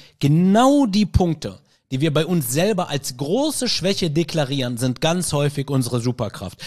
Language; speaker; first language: German; early bilingual, other home language; Arabic